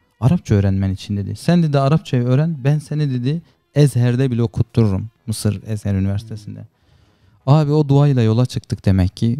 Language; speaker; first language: Turkish; native; Turkish